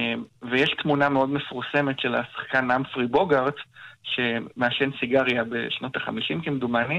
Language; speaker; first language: Hebrew; native; Hebrew